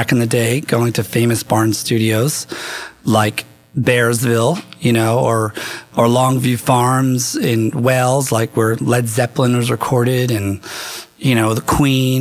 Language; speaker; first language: English; native; English